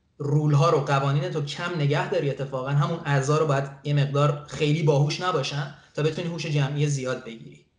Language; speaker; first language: Persian; native; Persian